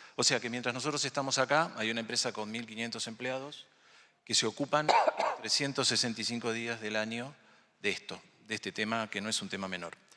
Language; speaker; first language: Spanish; native; Spanish